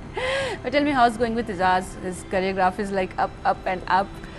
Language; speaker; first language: English; non-native, local second language; Hindi